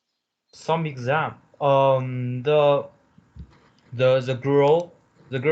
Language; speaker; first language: English; non-native, learner; Chinese